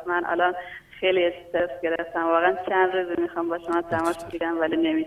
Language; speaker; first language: Persian; non-native, local second language; Baluchi